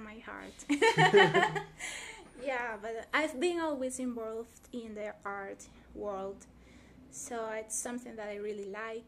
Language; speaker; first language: English; non-native, fluent; Spanish